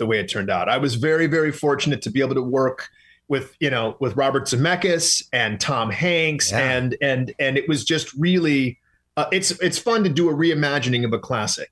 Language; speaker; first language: English; native; English